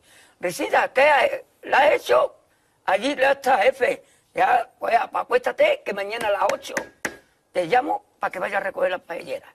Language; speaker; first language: Spanish; native; Spanish